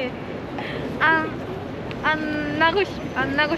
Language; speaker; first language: Korean; non-native, learner; Japanese